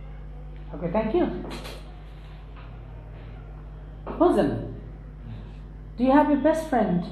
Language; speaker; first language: English; non-native, local second language; Nepali